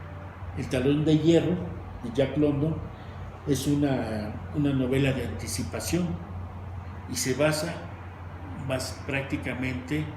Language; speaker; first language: Spanish; native; Spanish